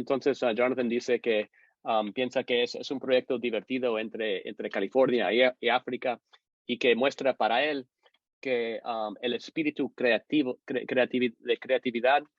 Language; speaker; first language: Spanish; non-native, fluent; English